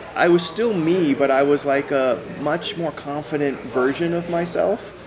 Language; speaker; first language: English; native; English